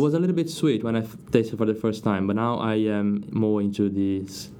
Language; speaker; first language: English; non-native, fluent; Portuguese